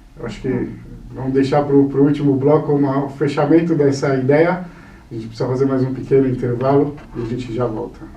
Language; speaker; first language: Portuguese; early bilingual, other home language; Hebrew